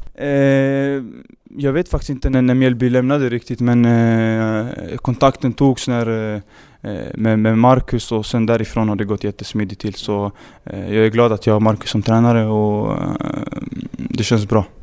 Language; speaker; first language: Swedish; early bilingual, other home language; Serbian